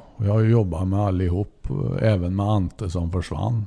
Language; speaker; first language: Swedish; native; Swedish